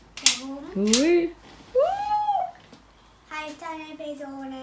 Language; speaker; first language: German; early bilingual, heritage; Thai